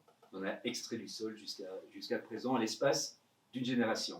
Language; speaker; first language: French; native; French